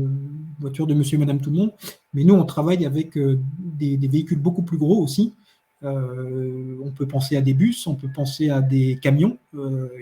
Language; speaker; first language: French; native; French